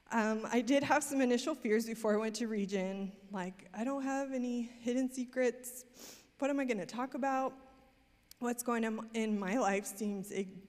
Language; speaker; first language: English; native; English